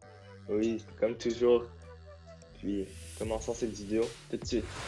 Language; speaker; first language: French; native; French